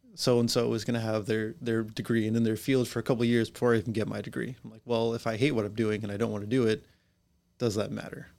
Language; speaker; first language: English; native; English